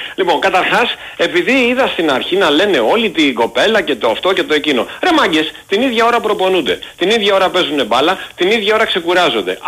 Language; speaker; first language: Greek; native; Greek